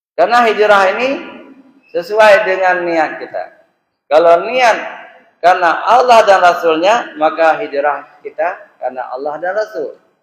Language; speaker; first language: Malay; non-native, local second language; Achinese